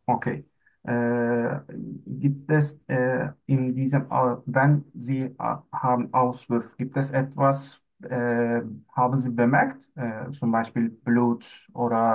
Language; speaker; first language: German; non-native, learner; Turkish